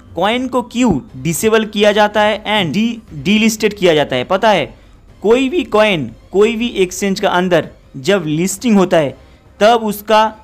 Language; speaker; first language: Hindi; non-native, local second language; Bangla